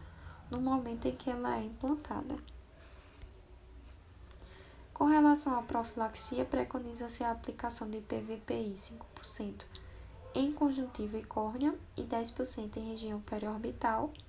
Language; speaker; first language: Portuguese; native; Portuguese